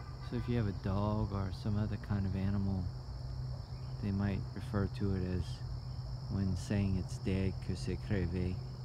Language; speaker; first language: English; early bilingual, other home language; French